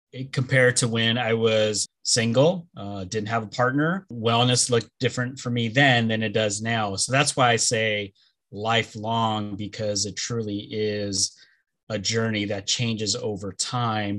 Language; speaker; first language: English; early bilingual, other home language; Spanish